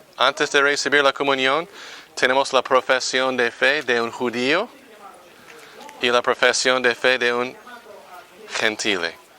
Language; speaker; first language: Spanish; non-native, fluent; English